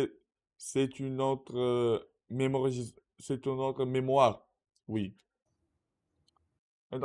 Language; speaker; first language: French; non-native, learner; Russian